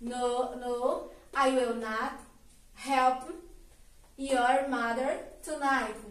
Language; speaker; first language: English; non-native, learner; Portuguese